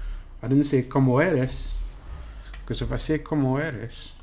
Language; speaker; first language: Spanish; non-native, learner; English